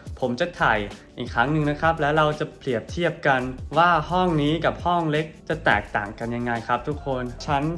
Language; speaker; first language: Thai; non-native, fluent; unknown